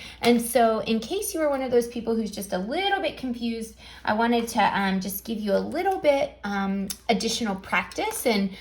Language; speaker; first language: English; native; English